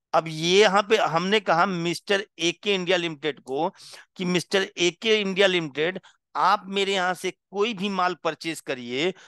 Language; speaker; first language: Hindi; non-native, local second language; Gujarati